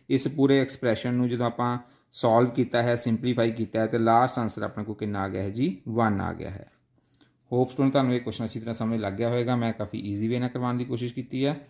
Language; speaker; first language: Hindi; non-native, local second language; Punjabi